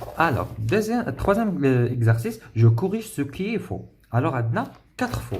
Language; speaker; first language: French; non-native, local second language; Arabic